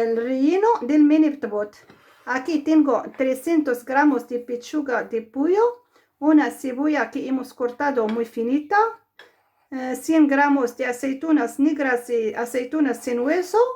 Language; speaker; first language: Spanish; non-native, fluent; Arabic